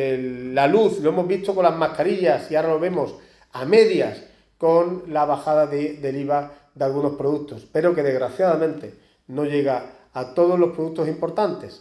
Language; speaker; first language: Spanish; native; Spanish